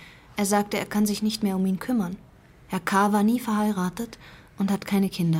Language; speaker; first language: German; non-native, fluent; Persian